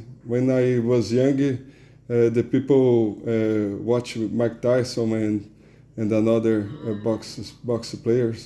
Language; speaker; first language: English; non-native, learner; Portuguese